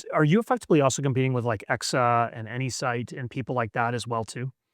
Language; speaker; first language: English; native; English